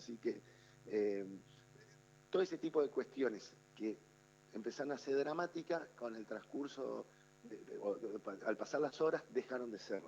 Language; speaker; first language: Spanish; native; Spanish